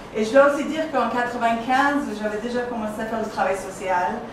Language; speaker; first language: French; non-native, fluent; Persian